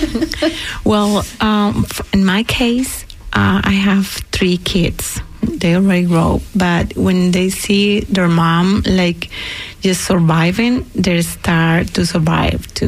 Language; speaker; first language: English; non-native, learner; Spanish